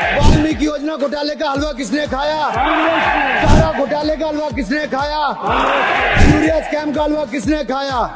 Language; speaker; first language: Hindi; native; Hindi